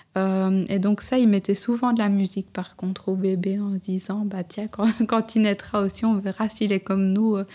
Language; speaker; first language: French; native; French